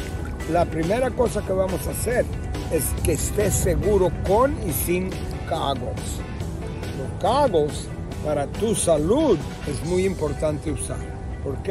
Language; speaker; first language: Spanish; non-native, fluent; English